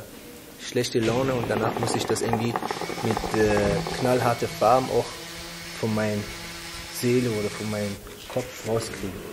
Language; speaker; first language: German; non-native, fluent; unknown